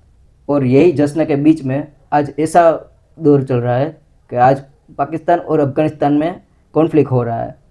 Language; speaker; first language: Hindi; non-native, local second language; Gujarati